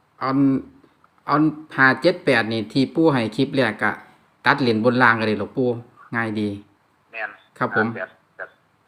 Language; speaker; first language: Thai; non-native, local second language; Lao